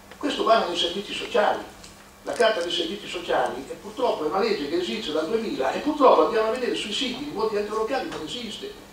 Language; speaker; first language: Italian; native; Italian